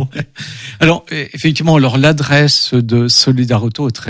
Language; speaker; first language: French; native; French